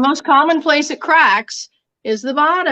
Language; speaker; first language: English; native; English